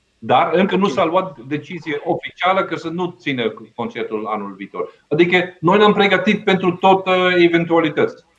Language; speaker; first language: Romanian; non-native, fluent; Dutch